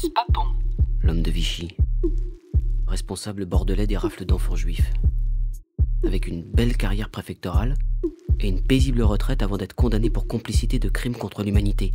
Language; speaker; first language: French; native; French